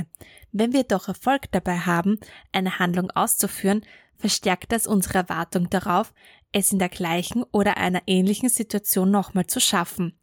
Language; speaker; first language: German; native; German